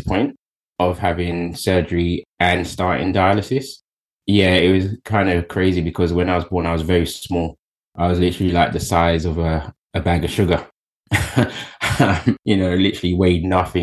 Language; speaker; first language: English; native; English